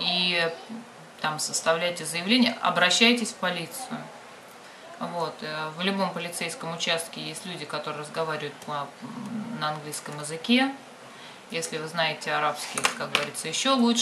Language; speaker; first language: Russian; native; Russian